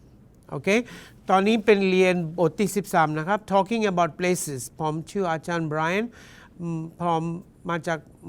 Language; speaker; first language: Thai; non-native, learner; English